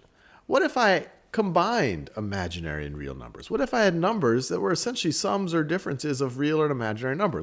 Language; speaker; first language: English; native; English